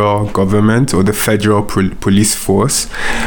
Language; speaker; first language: English; non-native, local second language; Yoruba